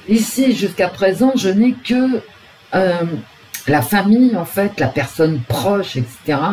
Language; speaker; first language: French; native; French